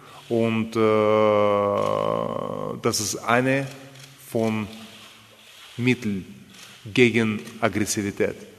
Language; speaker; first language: German; non-native, fluent; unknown